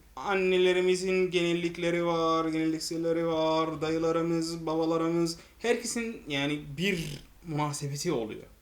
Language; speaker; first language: Turkish; non-native, fluent; Arabic